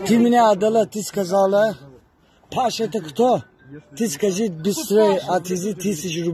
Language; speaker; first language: Russian; non-native, learner; Tajik